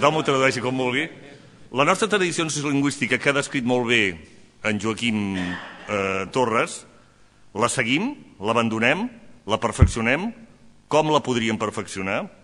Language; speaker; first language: Catalan; native; Catalan